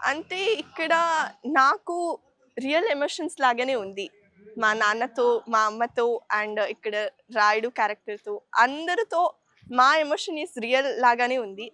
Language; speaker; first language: Telugu; non-native, learner; Kannada